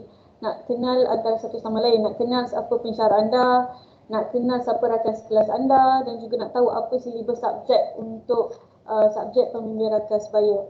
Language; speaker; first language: Malay; native; Malay